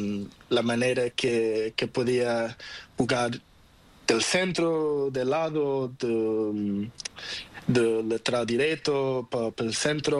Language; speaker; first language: Spanish; non-native, learner; Portuguese